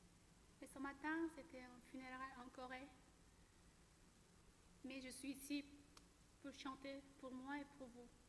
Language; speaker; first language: French; non-native, learner; Korean